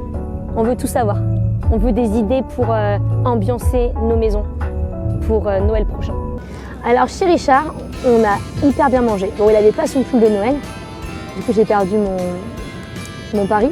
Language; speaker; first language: French; native; French